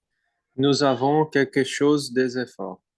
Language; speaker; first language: French; non-native, learner; Portuguese